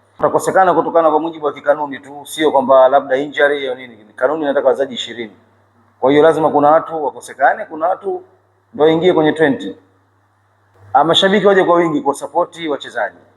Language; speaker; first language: Swahili; native; Swahili